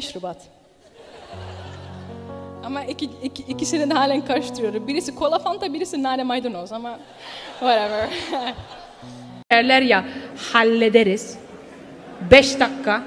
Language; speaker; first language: Turkish; early bilingual, heritage; Dutch